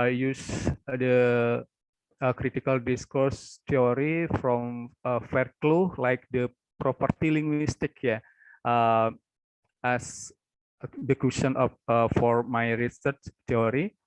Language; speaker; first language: English; non-native, local second language; Indonesian